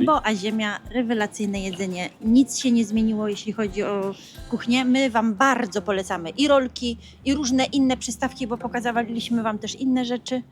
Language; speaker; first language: Polish; native; Polish